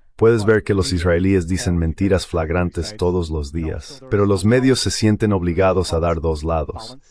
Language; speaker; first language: Spanish; non-native, fluent; English